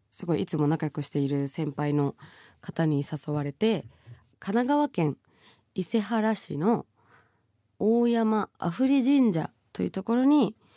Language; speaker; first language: Japanese; early bilingual, other home language; Bangla